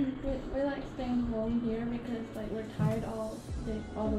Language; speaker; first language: English; non-native, fluent; Thai